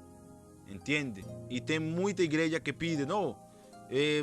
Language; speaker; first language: Portuguese; non-native, fluent; Spanish